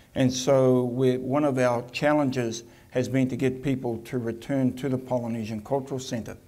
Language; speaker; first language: English; native; English